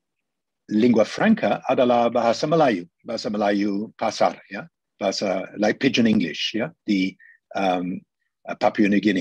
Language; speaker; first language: Indonesian; non-native, fluent; English